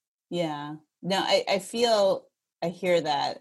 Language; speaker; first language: English; early bilingual, other home language; Filipino